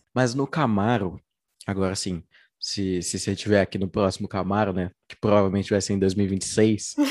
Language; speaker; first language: Portuguese; native; Portuguese